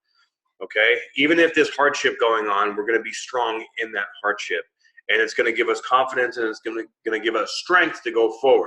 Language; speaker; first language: English; native; English